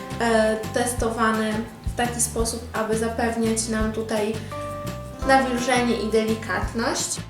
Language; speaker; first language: Polish; native; Polish